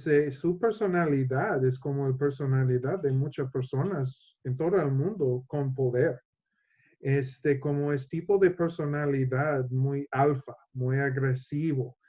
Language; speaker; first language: Spanish; non-native, learner; English